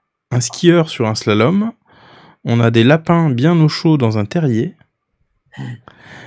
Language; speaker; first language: French; native; French